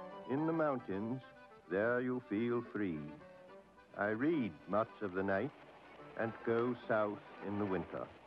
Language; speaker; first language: English; native; English